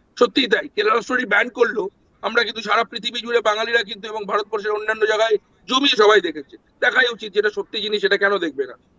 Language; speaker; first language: Bangla; native; Bangla